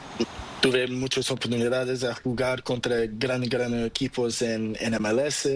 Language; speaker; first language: Spanish; non-native, learner; Portuguese